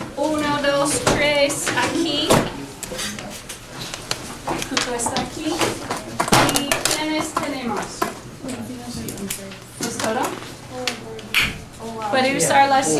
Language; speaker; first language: Spanish; non-native, fluent; English